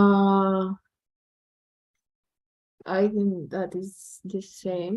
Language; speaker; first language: English; non-native, learner; Spanish